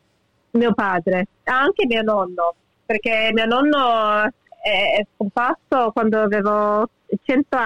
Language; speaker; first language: Italian; early bilingual, heritage; English